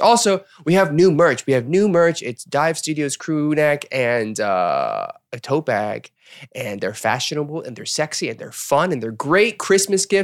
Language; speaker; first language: English; early bilingual, other home language; Korean